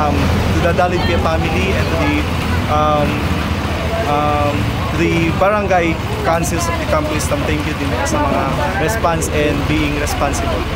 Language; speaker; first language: Filipino; non-native, local second language; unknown